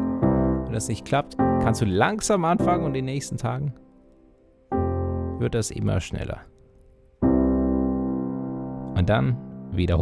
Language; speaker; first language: German; native; German